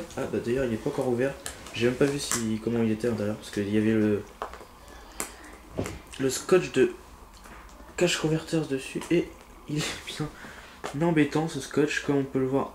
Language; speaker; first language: French; native; French